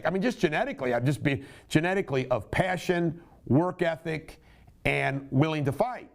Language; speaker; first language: English; native; English